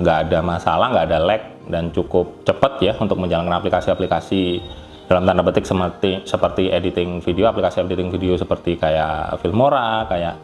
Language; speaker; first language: Indonesian; native; Indonesian